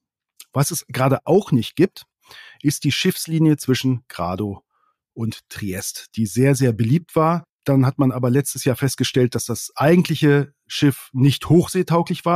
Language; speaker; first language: German; native; German